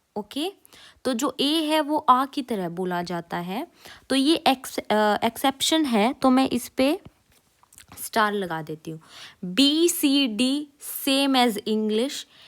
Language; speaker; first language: Hindi; native; Hindi